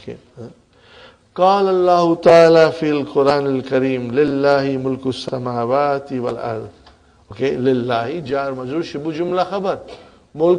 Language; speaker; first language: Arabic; non-native, fluent; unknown